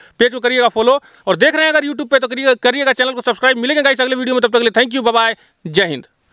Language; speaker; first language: Hindi; native; Hindi